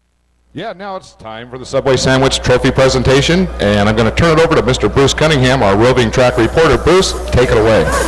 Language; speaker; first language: English; native; English